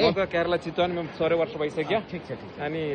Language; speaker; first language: Nepali; non-native, learner; Malayalam